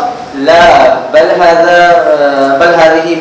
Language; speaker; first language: Arabic; non-native, learner; Urdu